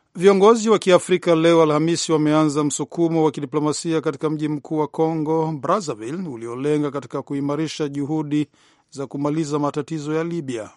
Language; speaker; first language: Swahili; non-native, local second language; Rundi